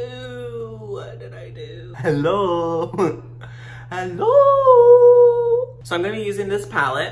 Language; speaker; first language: English; native; English